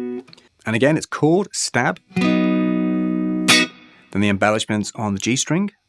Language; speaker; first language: English; native; English